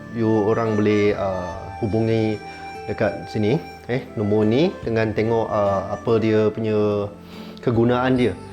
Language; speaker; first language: Malay; non-native, local second language; Chinese